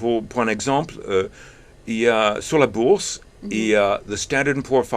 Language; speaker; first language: French; early bilingual, heritage; English